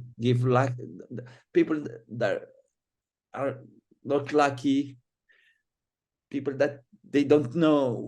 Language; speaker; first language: English; non-native, fluent; Arabic